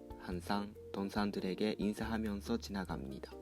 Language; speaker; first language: Korean; non-native, fluent; Japanese